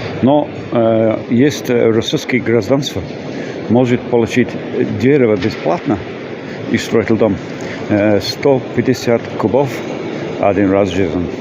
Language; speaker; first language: Russian; non-native, learner; English